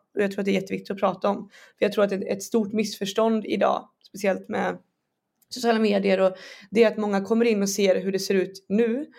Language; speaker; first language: Swedish; native; Swedish